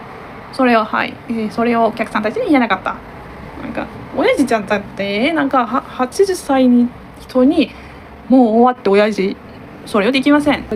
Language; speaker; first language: Japanese; non-native, learner; Turkish